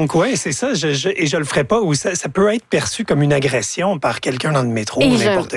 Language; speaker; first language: French; native; French